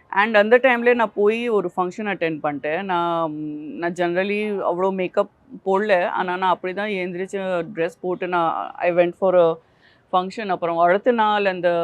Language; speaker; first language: Tamil; non-native, fluent; Gujarati